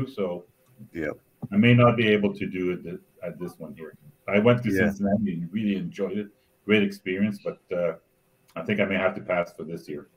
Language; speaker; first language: English; native; English